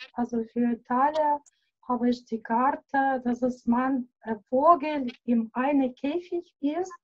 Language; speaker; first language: German; non-native, learner; Russian